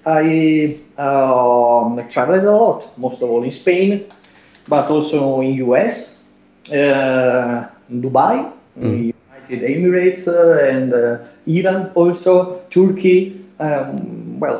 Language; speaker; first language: English; non-native, fluent; Italian